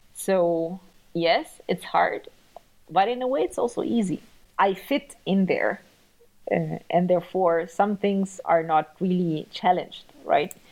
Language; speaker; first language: English; non-native, fluent; Italian